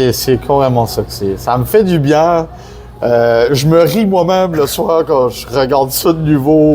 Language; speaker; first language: French; native; French